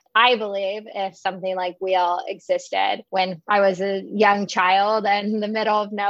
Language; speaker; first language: English; native; English